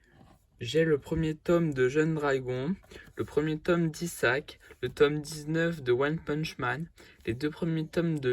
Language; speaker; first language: French; native; French